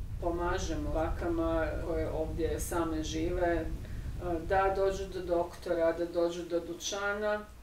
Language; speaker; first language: Croatian; native; Croatian